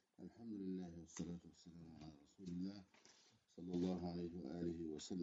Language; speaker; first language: Arabic; native; Arabic